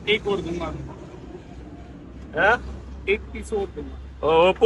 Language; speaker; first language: Hindi; non-native, learner; Bangla